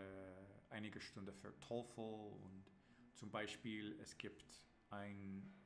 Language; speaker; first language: German; non-native, learner; English